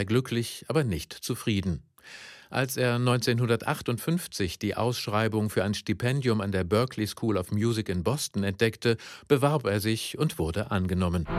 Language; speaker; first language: German; native; German